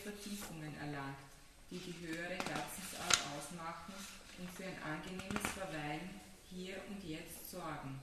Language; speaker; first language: German; native; German